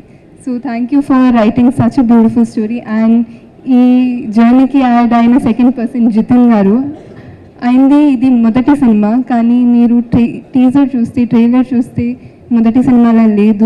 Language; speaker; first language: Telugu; non-native, fluent; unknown